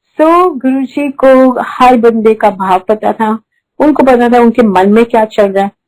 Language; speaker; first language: Hindi; early bilingual, heritage; Hindi